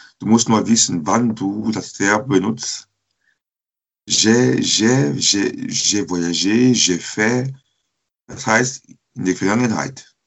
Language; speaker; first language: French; non-native, fluent; German